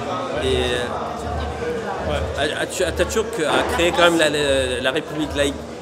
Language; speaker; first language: French; early bilingual, other home language; Turkish